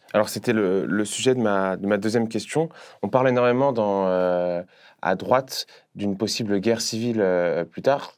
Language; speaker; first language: French; native; French